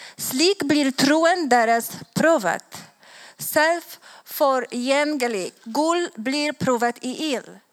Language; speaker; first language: Swedish; non-native, learner; Polish